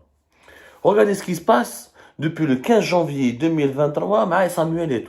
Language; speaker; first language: French; non-native, local second language; Arabic